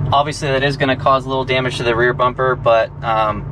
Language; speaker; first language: English; native; English